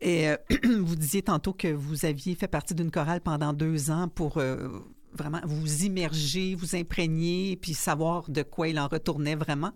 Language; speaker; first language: French; native; French